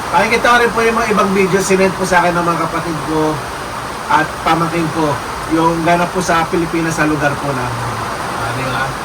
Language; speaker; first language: Filipino; native; Filipino